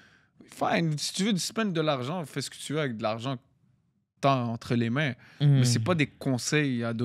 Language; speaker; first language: French; native; French